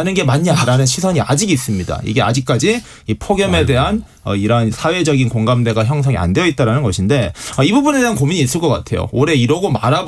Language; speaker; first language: Korean; native; Korean